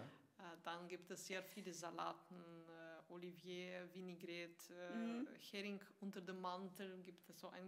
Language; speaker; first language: German; non-native, fluent; Russian